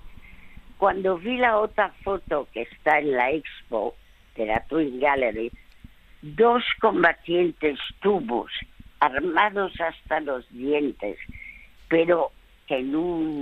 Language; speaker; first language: Spanish; early bilingual, other home language; French